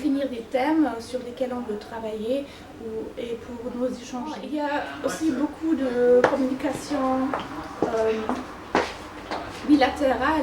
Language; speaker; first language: French; non-native, fluent; German